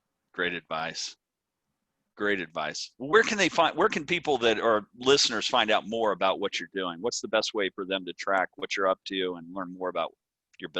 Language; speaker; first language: English; native; English